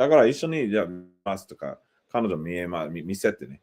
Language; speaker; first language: Japanese; non-native, learner; English